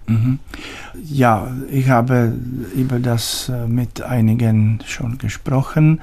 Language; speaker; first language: German; non-native, learner; Czech